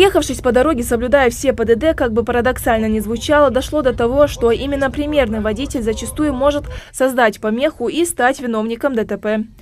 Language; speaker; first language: Russian; native; Russian